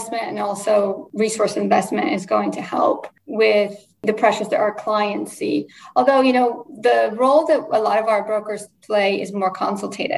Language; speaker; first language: English; non-native, fluent; Polish